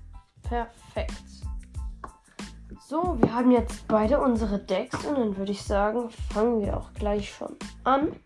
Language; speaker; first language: German; native; German